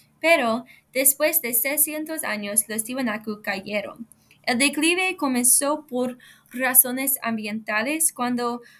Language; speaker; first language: Spanish; non-native, learner; English